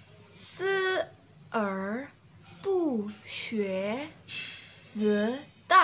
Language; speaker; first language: Chinese; non-native, learner; Indonesian